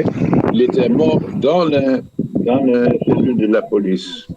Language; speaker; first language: French; non-native, fluent; Dutch